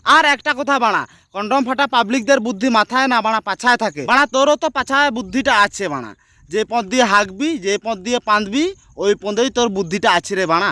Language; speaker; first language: Bangla; non-native, local second language; Santali